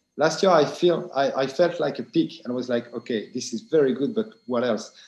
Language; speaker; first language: English; non-native, fluent; French